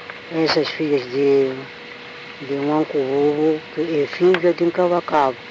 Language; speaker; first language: Portuguese; non-native, local second language; Tsonga